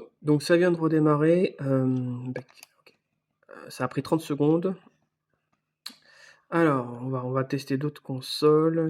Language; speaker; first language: French; native; French